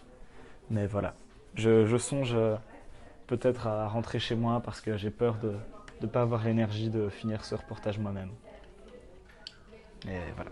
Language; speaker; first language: French; native; French